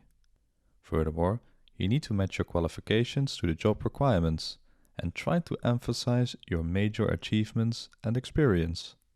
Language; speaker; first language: English; non-native, fluent; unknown